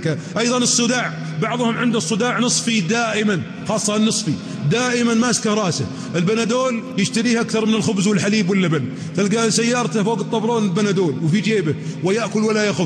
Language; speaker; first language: Arabic; native; Arabic